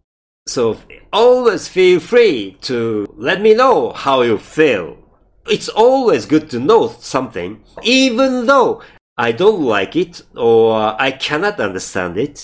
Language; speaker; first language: English; non-native, learner; Japanese